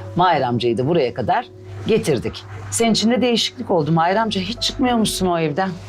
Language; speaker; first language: Turkish; native; Turkish